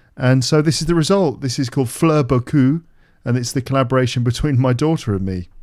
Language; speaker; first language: English; native; English